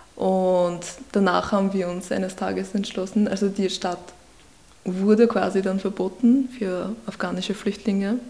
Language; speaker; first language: German; early bilingual, other home language; Persian